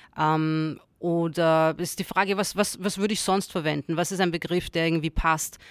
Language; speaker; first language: German; early bilingual, other home language; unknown